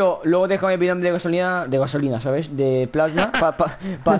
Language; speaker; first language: Spanish; native; Spanish